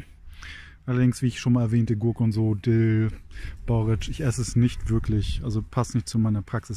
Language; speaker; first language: German; native; German